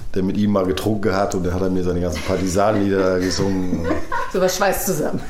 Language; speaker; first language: German; native; German